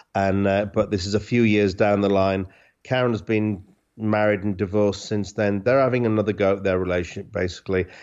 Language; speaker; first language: English; native; English